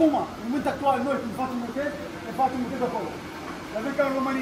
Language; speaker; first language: Romanian; non-native, learner; Arabic